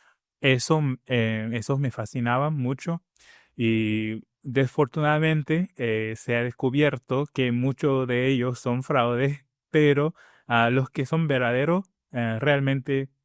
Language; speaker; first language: Spanish; non-native, fluent; English